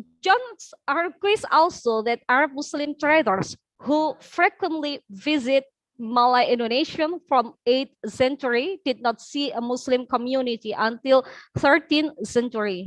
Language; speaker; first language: English; non-native, learner; Indonesian